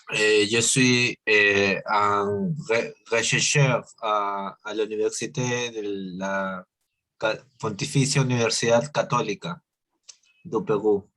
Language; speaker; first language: French; non-native, learner; Spanish